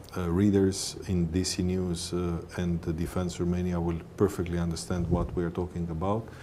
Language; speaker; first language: English; non-native, fluent; Romanian